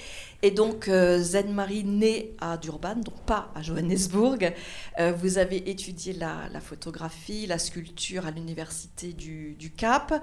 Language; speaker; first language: French; native; French